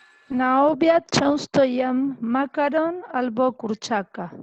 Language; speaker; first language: Polish; non-native, fluent; Spanish